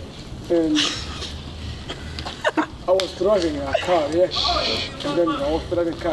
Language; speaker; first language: English; non-native, learner; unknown